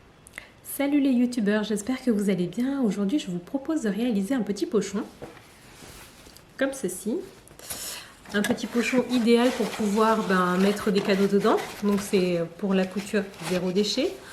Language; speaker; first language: French; native; French